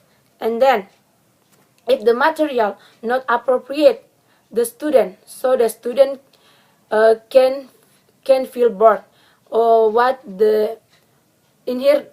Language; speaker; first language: English; non-native, learner; Indonesian